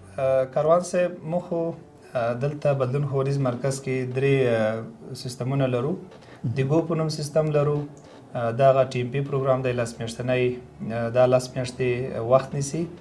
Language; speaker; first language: Pashto; native; Pashto